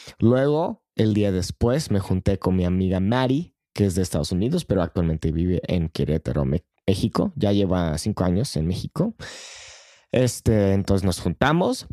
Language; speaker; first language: Spanish; non-native, fluent; English